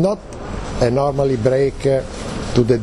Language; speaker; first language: English; non-native, learner; Italian